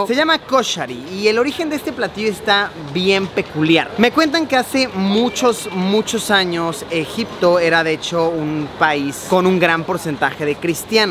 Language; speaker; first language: Spanish; native; Spanish